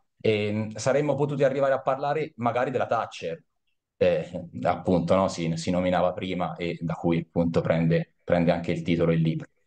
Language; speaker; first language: Italian; native; Italian